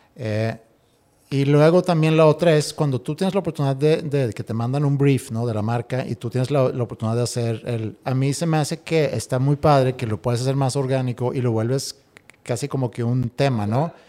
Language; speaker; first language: Spanish; non-native, fluent; Swedish